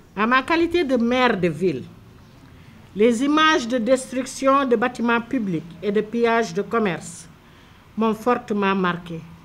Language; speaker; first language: French; non-native, local second language; Wolof